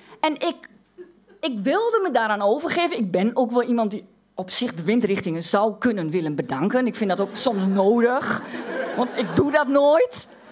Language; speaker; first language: Dutch; native; Dutch